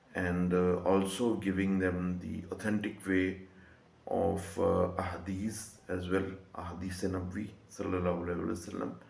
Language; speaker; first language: English; non-native, local second language; Urdu